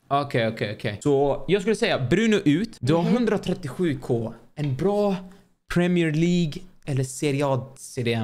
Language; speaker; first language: Swedish; native; Swedish